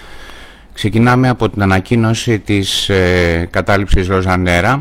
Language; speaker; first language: Greek; native; Greek